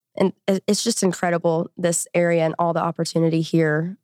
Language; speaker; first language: English; native; English